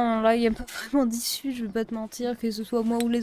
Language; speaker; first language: French; native; French